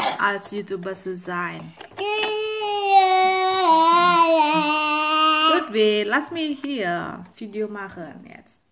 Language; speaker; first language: German; non-native, learner; Indonesian